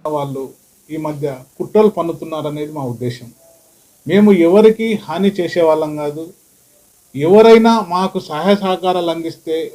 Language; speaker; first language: Telugu; non-native, local second language; Lambadi